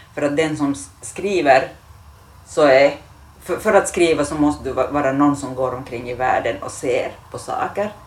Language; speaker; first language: Swedish; native; Swedish